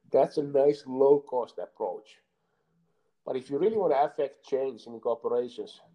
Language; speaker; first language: English; non-native, fluent; Finnish